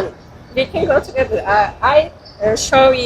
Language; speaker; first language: English; non-native, learner; Turkish